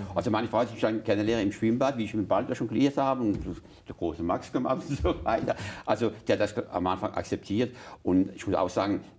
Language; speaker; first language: German; non-native, local second language; French